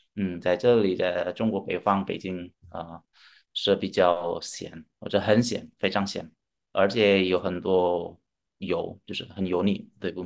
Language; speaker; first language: Chinese; non-native, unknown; Indonesian